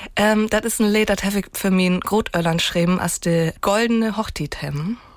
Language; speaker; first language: German; non-native, local second language; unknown